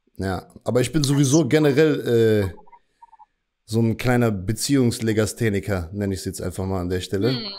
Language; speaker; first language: German; native; German